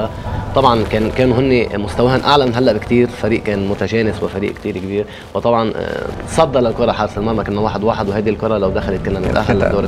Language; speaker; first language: Arabic; native; Arabic